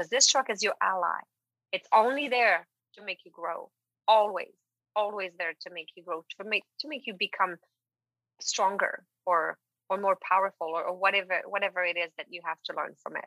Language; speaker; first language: English; non-native, fluent; French